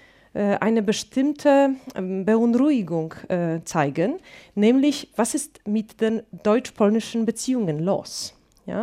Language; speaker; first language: German; non-native, fluent; Polish